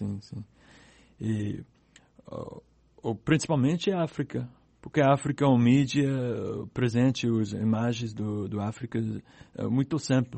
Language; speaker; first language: Portuguese; non-native, learner; English